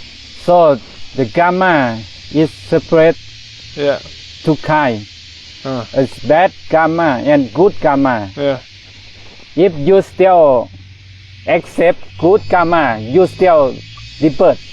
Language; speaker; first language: English; non-native, learner; Thai